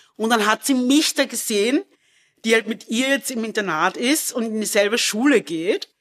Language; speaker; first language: German; native; German